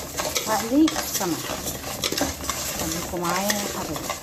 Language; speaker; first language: Arabic; native; Arabic